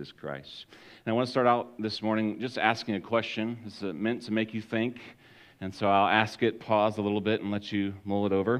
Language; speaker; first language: English; native; English